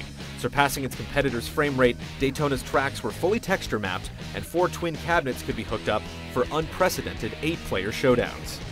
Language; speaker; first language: English; native; English